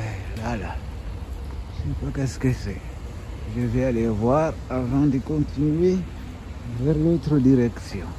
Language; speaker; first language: French; non-native, fluent; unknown